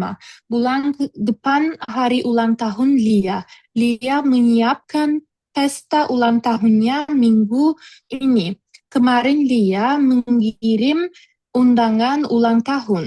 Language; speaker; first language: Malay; non-native, learner; Turkish